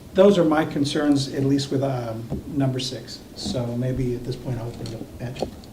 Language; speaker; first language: English; early bilingual, other home language; Spanish